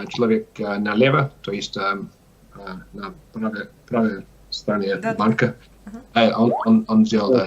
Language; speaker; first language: Russian; non-native, learner; English